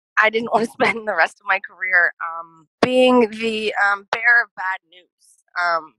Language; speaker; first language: English; native; English